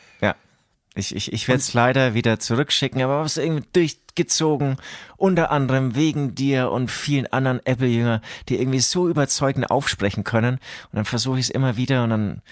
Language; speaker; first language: German; native; German